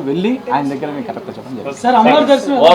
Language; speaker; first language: Telugu; native; Telugu